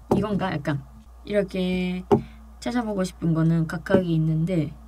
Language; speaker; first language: Korean; non-native, fluent; Japanese